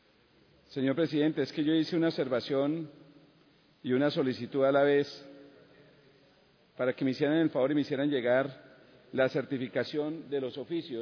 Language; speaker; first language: Spanish; native; Spanish